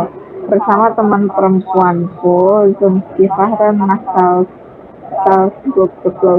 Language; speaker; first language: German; non-native, learner; Indonesian